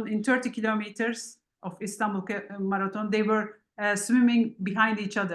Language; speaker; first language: English; non-native, fluent; Turkish